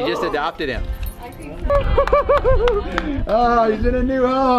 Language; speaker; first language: English; native; English